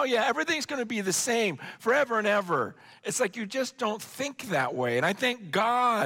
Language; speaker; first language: English; native; English